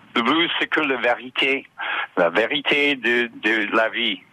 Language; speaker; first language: French; non-native, learner; English